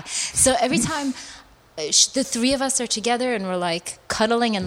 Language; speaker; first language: English; early bilingual, other home language; Korean